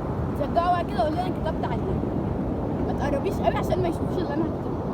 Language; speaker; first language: Arabic; native; Arabic